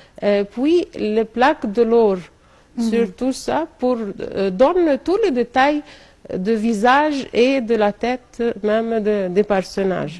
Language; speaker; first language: French; non-native, fluent; Arabic